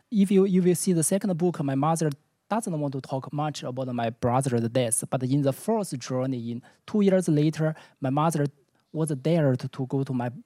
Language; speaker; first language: English; non-native, learner; Chinese